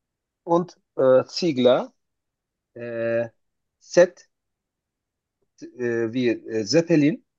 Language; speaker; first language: German; non-native, learner; Turkish